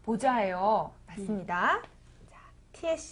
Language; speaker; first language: Korean; native; Korean